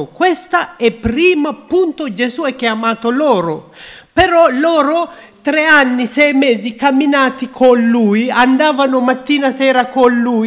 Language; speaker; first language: Italian; non-native, learner; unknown